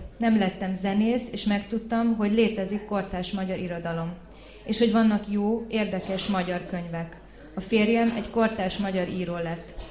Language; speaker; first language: Hungarian; early bilingual, heritage; Hungarian